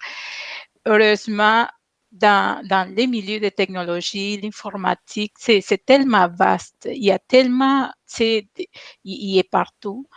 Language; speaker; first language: French; non-native, fluent; Spanish